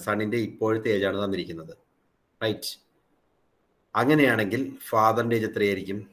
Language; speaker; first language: Malayalam; native; Malayalam